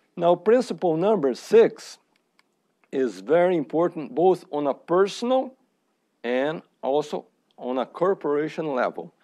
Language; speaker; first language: English; non-native, fluent; Portuguese